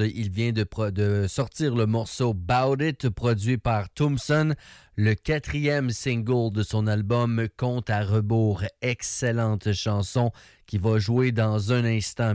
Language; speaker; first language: French; native; French